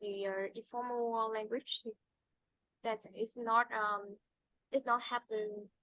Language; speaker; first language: English; non-native, fluent; Vietnamese